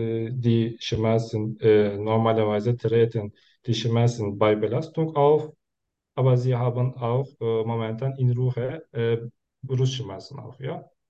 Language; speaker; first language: German; non-native, learner; Turkish